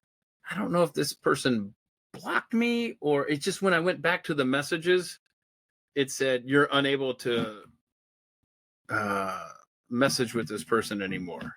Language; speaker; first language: English; native; English